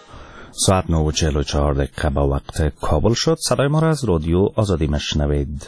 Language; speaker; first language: Persian; native; Persian